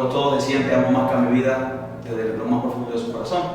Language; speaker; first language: Spanish; native; Spanish